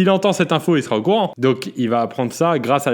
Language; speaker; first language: French; native; French